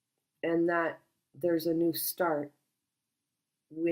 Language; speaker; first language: English; native; English